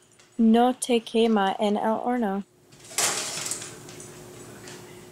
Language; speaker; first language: Spanish; non-native, learner; English